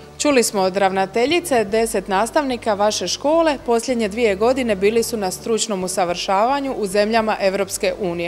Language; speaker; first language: Croatian; native; Croatian